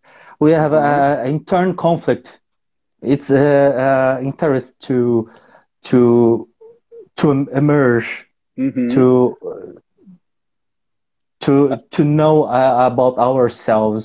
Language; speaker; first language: English; non-native, learner; Portuguese